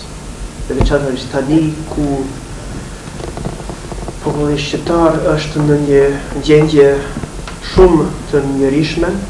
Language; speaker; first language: Albanian; non-native, fluent; English